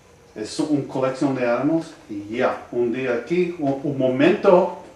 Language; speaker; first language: Spanish; non-native, learner; English